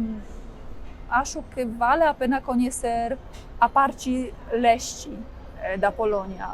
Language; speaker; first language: Portuguese; non-native, fluent; Polish